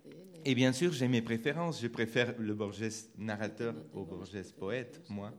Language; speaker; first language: French; non-native, fluent; Spanish